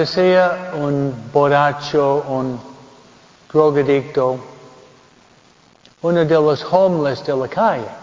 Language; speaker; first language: Spanish; early bilingual, heritage; Spanish